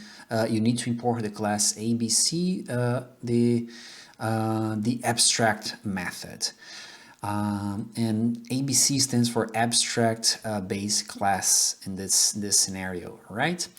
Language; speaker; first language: English; non-native, fluent; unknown